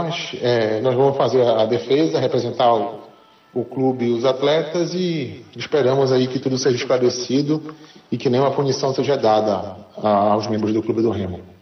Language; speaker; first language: Portuguese; native; Portuguese